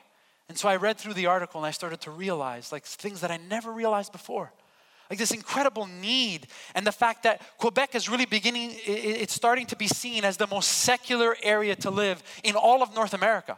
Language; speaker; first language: English; native; English